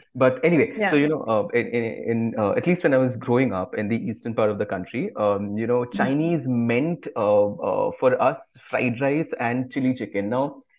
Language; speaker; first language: English; non-native, local second language; Bangla